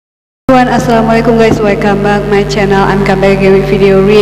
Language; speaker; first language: English; non-native, learner; Indonesian